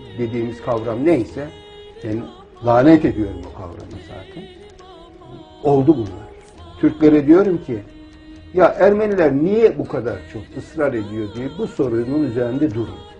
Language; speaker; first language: Turkish; native; Turkish